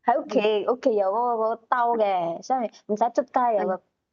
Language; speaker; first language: Cantonese; native; Cantonese